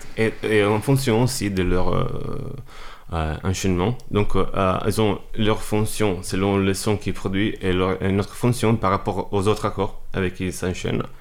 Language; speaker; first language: French; non-native, fluent; Italian